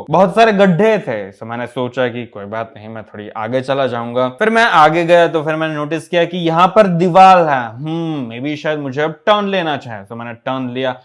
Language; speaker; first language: Hindi; non-native, local second language; Gujarati